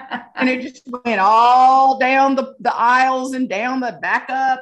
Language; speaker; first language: English; native; English